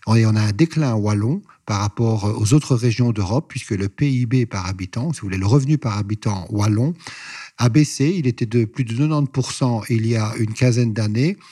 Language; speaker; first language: French; native; French